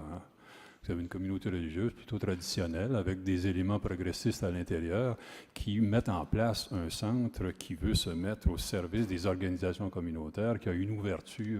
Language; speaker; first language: French; native; French